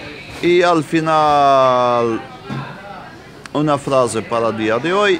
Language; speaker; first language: Spanish; non-native, fluent; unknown